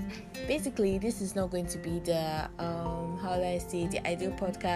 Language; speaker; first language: English; non-native, local second language; Hausa